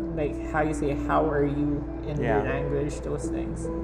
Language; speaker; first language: English; early bilingual, other home language; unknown